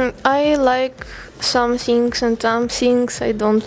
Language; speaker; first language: English; non-native, learner; Russian